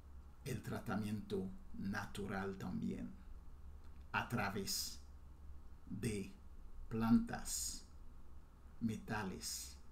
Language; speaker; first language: Spanish; non-native, fluent; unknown